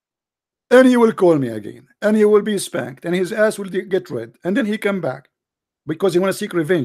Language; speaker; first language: English; non-native, fluent; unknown